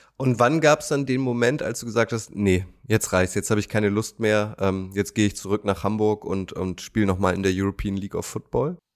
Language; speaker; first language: German; native; German